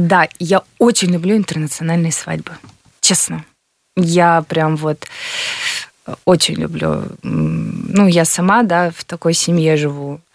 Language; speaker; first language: Russian; native; Russian